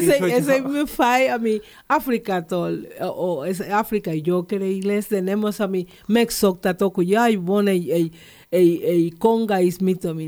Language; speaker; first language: Hungarian; non-native, learner; Spanish